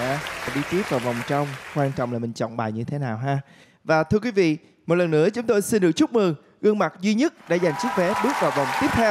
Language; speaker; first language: Vietnamese; native; Vietnamese